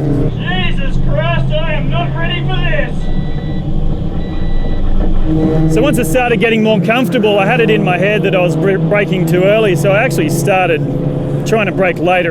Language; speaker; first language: English; native; English